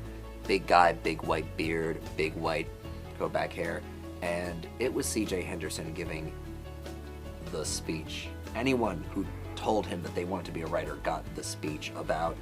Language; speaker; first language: English; native; English